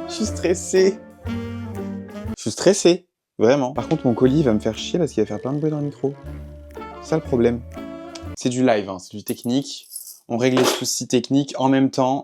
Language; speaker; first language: French; native; French